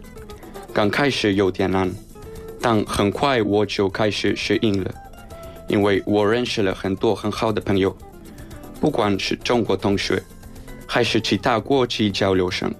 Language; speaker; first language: Chinese; non-native, learner; Spanish